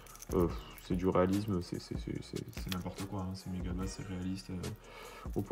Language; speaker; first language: French; native; French